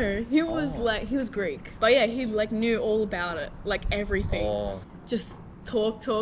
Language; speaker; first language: English; non-native, fluent; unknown